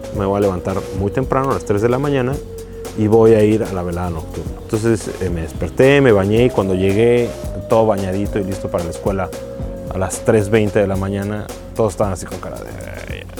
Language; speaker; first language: Spanish; native; Spanish